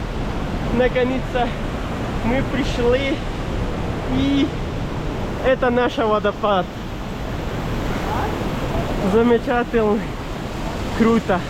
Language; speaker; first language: Russian; non-native, learner; Pashto